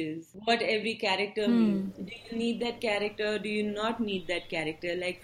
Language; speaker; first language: English; non-native, local second language; Tulu